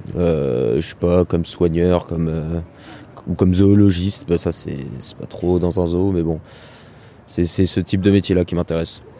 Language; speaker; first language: French; native; French